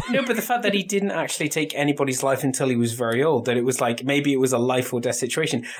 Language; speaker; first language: English; native; English